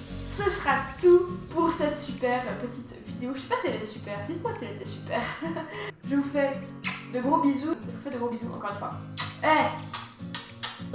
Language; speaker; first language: French; native; French